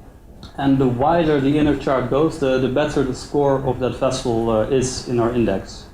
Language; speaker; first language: English; non-native, fluent; Dutch